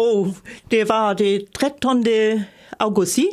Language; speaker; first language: Swedish; non-native, learner; German